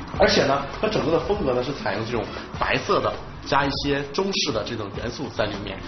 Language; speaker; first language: Chinese; native; Chinese